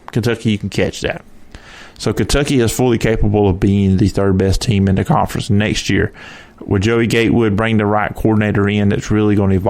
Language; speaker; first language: English; native; English